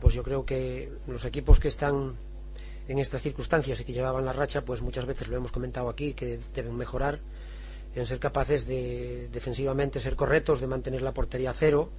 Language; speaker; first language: Spanish; native; Spanish